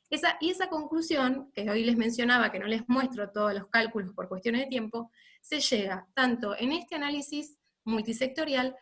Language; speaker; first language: Spanish; native; Spanish